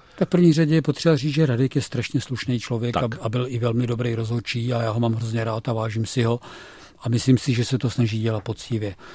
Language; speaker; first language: Czech; native; Czech